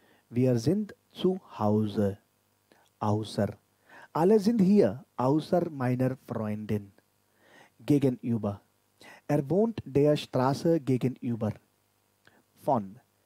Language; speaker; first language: German; non-native, fluent; Hindi